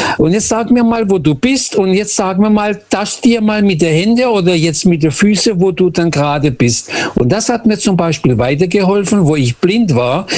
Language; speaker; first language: German; early bilingual, other home language; Portuguese